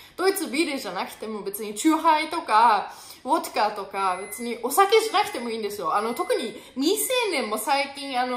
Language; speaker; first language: Japanese; non-native, fluent; German